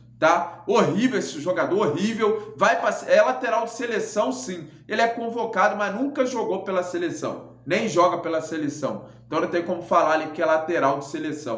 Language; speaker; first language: Portuguese; native; Portuguese